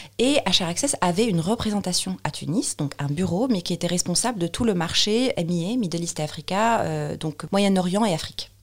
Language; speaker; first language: French; non-native, local second language; Arabic